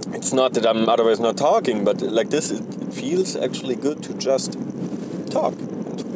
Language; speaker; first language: English; non-native, fluent; German